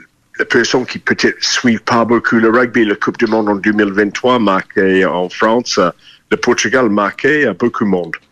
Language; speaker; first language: French; non-native, fluent; English